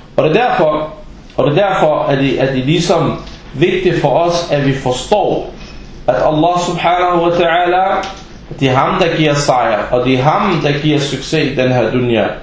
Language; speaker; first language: Danish; early bilingual, other home language; Arabic